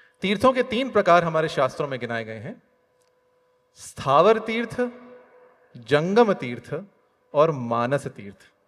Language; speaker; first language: Hindi; native; Hindi